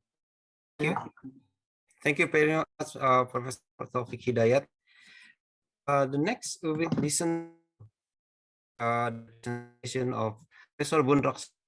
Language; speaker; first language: English; non-native, fluent; Indonesian